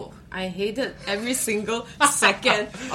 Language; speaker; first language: English; early bilingual, other home language; Chinese